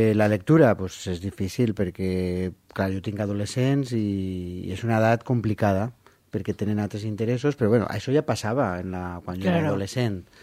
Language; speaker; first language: Catalan; non-native, local second language; Spanish